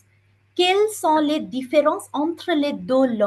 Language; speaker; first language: French; non-native, fluent; Bangla